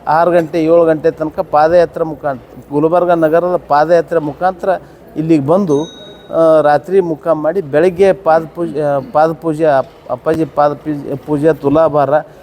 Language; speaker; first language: Kannada; native; Kannada